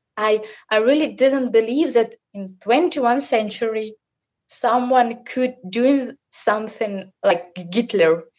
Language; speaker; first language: English; non-native, learner; Russian